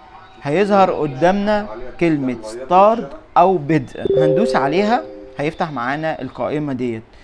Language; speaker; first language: Arabic; native; Arabic